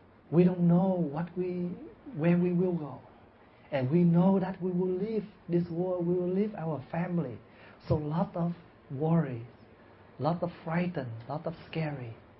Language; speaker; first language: English; non-native, fluent; Vietnamese